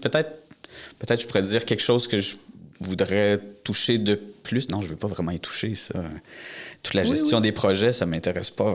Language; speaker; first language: French; native; French